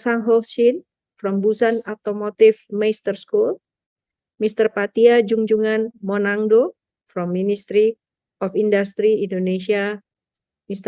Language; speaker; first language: English; non-native, fluent; Indonesian